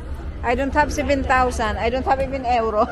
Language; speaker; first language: English; non-native, learner; Filipino